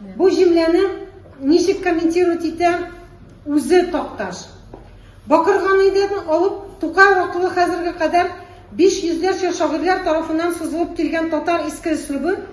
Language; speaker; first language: Tatar; non-native, local second language; Russian